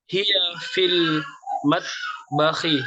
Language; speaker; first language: Arabic; non-native, learner; Indonesian